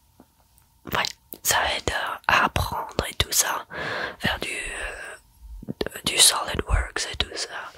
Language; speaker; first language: French; early bilingual, heritage; French